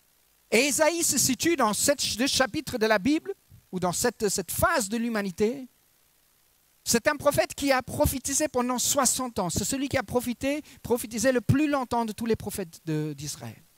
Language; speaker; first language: French; native; French